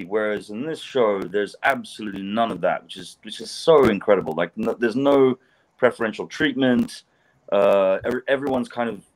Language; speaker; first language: English; native; English